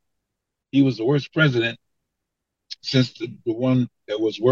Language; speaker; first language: English; native; English